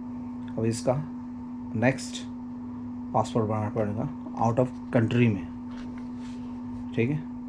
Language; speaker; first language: Hindi; non-native, local second language; Bangla